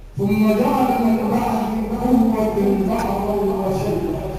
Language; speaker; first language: Arabic; native; Arabic